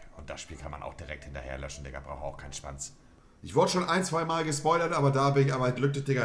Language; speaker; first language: German; native; German